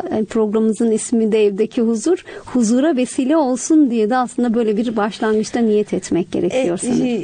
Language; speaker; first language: Turkish; native; Turkish